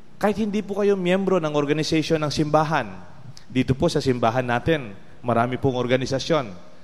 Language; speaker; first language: Filipino; non-native, local second language; Pampanga